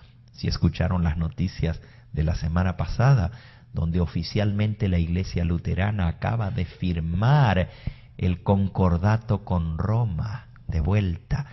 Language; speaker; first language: Spanish; native; Spanish